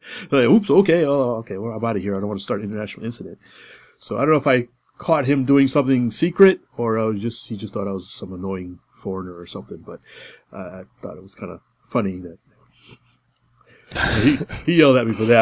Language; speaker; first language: English; native; English